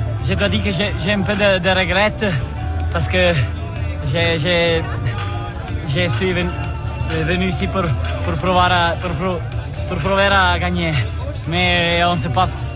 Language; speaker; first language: French; non-native, learner; Italian